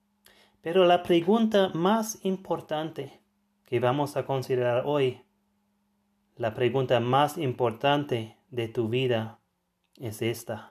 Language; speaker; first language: Spanish; non-native, fluent; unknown